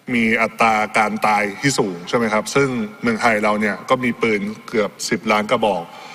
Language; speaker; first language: Thai; native; Thai